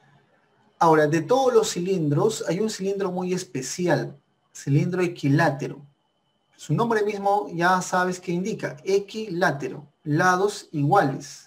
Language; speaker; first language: Spanish; native; Spanish